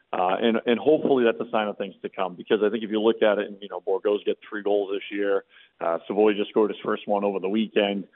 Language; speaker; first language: English; native; English